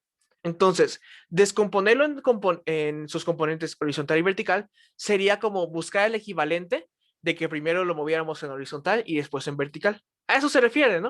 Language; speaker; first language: Spanish; native; Spanish